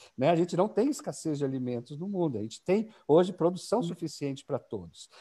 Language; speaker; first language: Portuguese; native; Portuguese